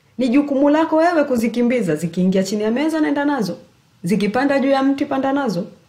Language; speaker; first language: Swahili; native; Swahili